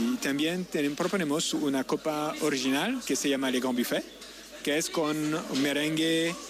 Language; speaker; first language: Spanish; non-native, learner; French